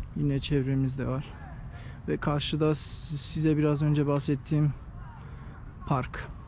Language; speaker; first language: Turkish; non-native, fluent; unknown